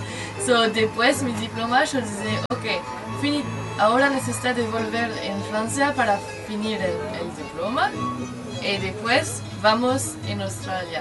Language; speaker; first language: Spanish; non-native, learner; French